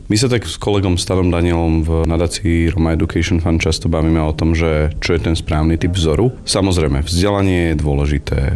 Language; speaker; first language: Slovak; native; Slovak